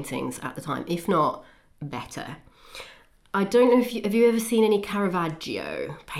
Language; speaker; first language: English; native; English